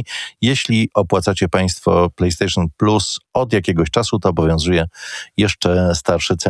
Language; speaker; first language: Polish; native; Polish